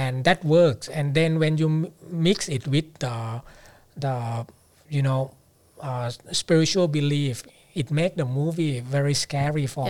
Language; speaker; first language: English; non-native, fluent; Thai